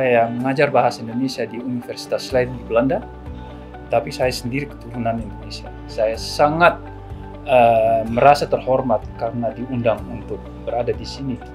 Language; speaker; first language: Indonesian; non-native, fluent; Dutch